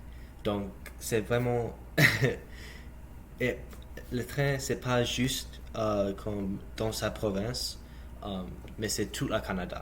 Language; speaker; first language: French; non-native, learner; English